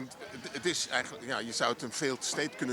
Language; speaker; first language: Dutch; native; Dutch